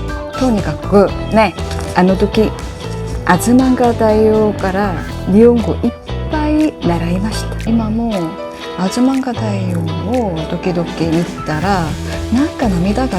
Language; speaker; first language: Japanese; non-native, learner; Korean